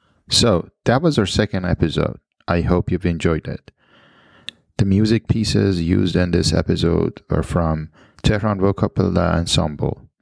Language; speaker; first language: English; non-native, fluent; Persian